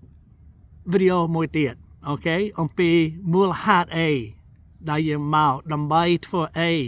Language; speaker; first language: Khmer; non-native, fluent; English